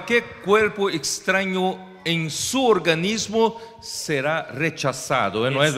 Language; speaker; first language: Spanish; non-native, fluent; Portuguese